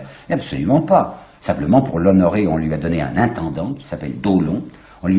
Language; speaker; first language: French; native; French